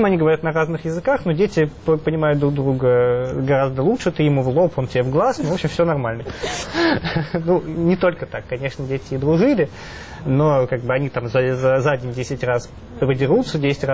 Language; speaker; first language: Russian; native; Russian